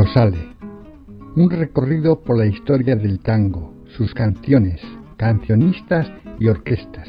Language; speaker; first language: Spanish; native; Spanish